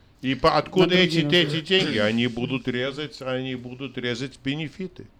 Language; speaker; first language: Russian; non-native, fluent; English